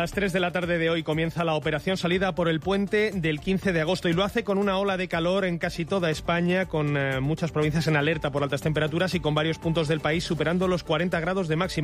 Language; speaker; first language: Spanish; native; Spanish